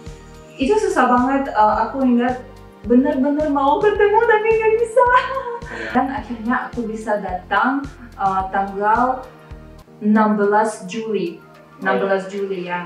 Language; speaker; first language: Indonesian; non-native, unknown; Russian